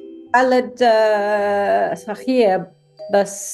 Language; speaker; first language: Arabic; non-native, learner; English